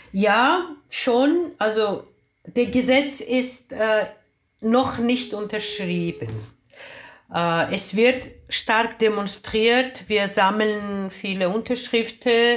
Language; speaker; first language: German; non-native, fluent; Georgian